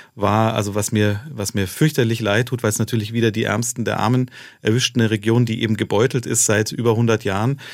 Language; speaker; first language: German; native; German